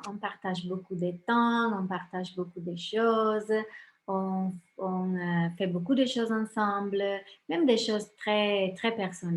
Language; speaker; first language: French; non-native, fluent; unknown